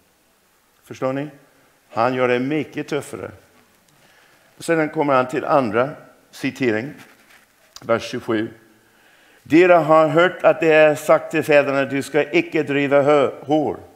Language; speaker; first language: Swedish; non-native, fluent; English